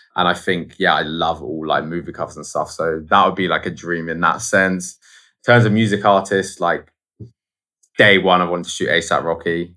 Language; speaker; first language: English; native; English